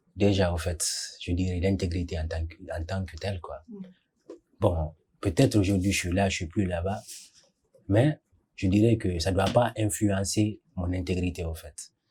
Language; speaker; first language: French; non-native, fluent; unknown